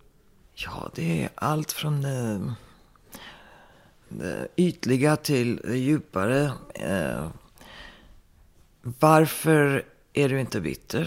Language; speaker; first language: Swedish; early bilingual, heritage; Swedish